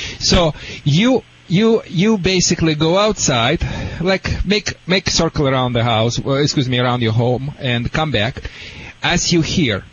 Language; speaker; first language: English; non-native, fluent; Russian